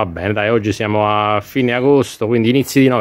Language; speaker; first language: Italian; native; Italian